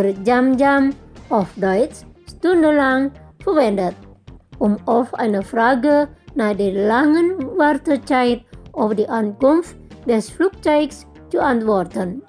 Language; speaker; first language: German; non-native, fluent; Indonesian